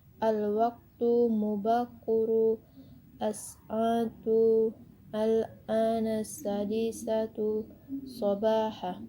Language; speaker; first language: Arabic; non-native, learner; Indonesian